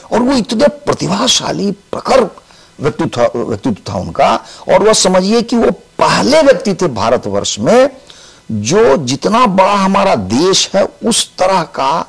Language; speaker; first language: Hindi; native; Hindi